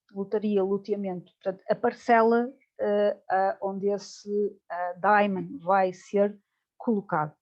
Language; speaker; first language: Portuguese; native; Portuguese